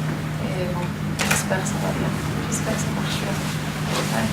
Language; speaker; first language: French; non-native, fluent; Spanish